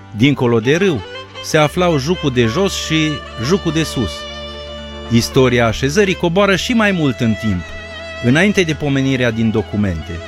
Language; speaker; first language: Romanian; native; Romanian